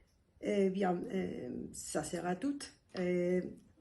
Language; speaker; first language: French; non-native, fluent; Spanish